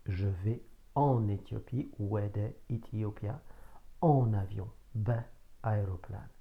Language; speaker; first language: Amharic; non-native, fluent; French